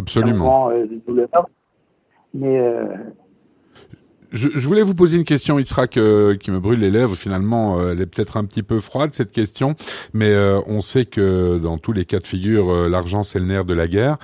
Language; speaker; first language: French; native; French